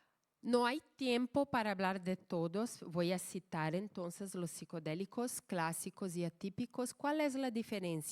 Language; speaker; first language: Spanish; non-native, fluent; Portuguese